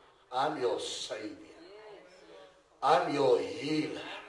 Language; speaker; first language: English; non-native, local second language; Afrikaans